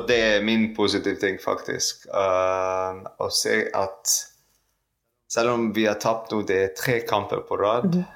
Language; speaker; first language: Norwegian; non-native, fluent; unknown